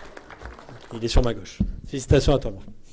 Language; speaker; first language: French; native; French